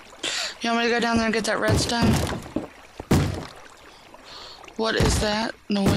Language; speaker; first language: English; native; English